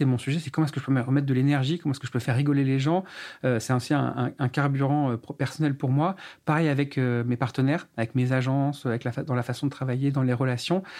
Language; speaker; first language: French; native; French